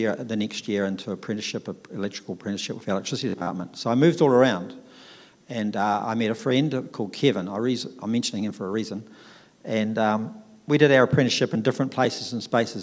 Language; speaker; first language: English; native; English